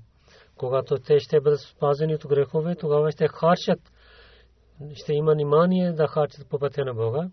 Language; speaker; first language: Bulgarian; non-native, learner; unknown